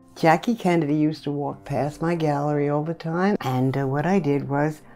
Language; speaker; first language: English; native; English